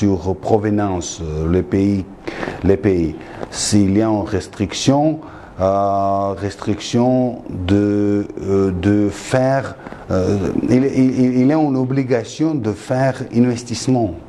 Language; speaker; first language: French; non-native, fluent; Georgian